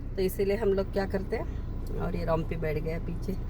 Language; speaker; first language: Hindi; non-native, local second language; Marathi